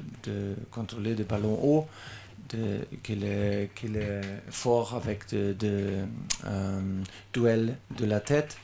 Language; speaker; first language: French; non-native, learner; German